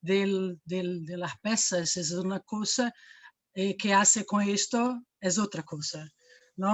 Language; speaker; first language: Spanish; non-native, fluent; Portuguese